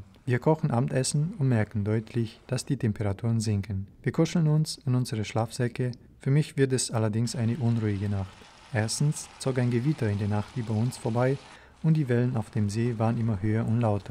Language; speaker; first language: German; native; German